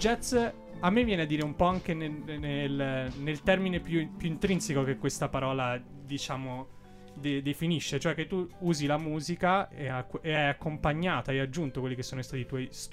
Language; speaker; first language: Italian; native; Italian